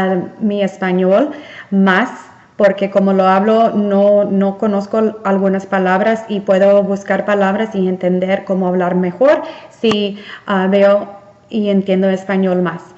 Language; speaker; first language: Spanish; early bilingual, heritage; Spanish